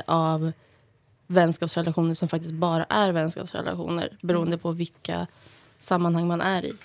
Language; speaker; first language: Swedish; native; Swedish